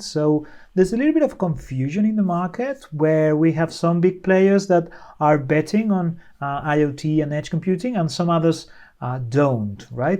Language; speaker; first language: English; non-native, fluent; Spanish